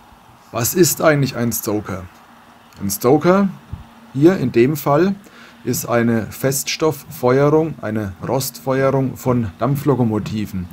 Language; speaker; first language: German; native; German